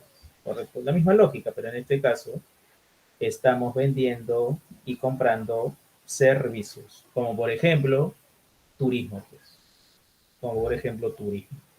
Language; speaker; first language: Spanish; native; Spanish